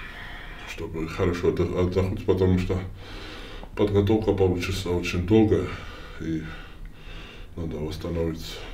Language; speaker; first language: Russian; non-native, fluent; Georgian